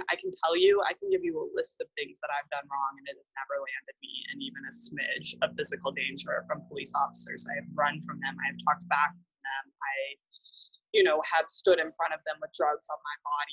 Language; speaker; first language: English; native; English